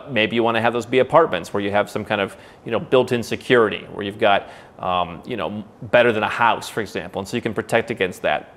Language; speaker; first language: English; native; English